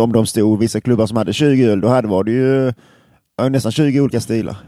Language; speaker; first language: Swedish; native; Swedish